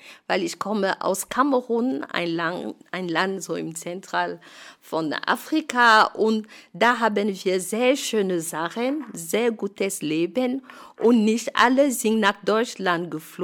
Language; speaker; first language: German; non-native, fluent; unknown